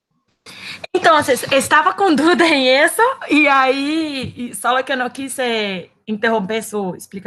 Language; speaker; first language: Spanish; non-native, learner; Portuguese